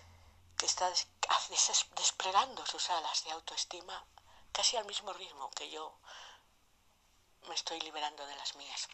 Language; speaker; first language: Spanish; native; Spanish